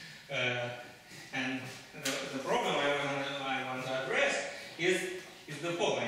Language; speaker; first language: English; non-native, fluent; Russian